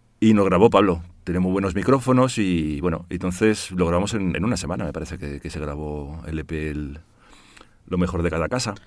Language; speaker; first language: Spanish; early bilingual, heritage; Spanish